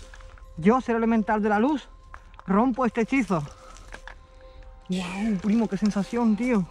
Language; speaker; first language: Spanish; native; Spanish